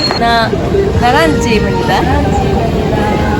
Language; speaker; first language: Korean; non-native, learner; Japanese